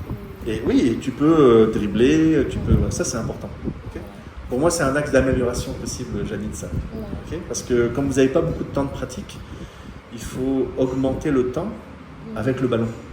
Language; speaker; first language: French; native; French